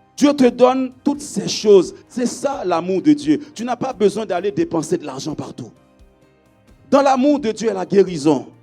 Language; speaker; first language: French; non-native, local second language; Haitian Creole